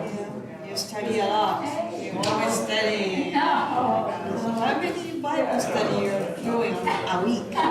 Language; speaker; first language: English; non-native, learner; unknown